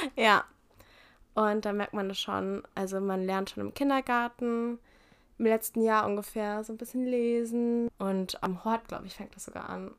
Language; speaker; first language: German; early bilingual, heritage; German